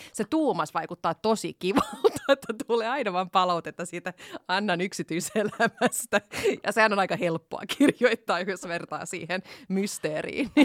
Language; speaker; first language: Finnish; non-native, local second language; Swedish